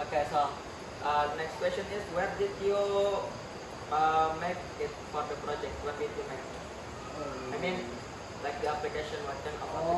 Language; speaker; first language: English; non-native, learner; Indonesian